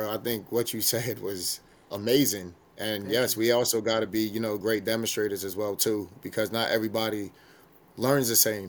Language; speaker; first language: English; native; English